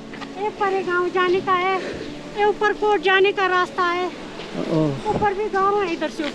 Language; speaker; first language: Hindi; non-native, local second language; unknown